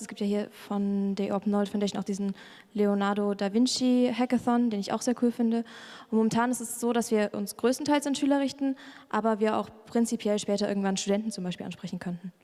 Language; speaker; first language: German; native; German